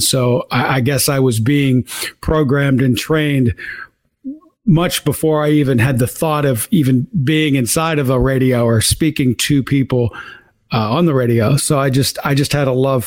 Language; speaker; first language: English; native; English